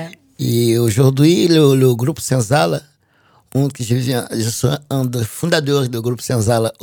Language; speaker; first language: French; non-native, fluent; Portuguese